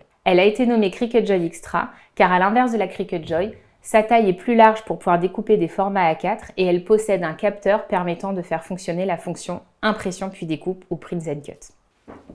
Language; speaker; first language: French; native; French